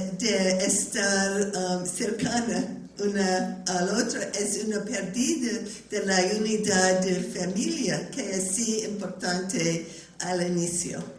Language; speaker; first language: Spanish; non-native, learner; English